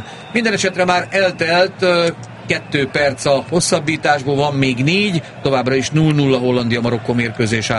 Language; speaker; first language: Hungarian; native; Hungarian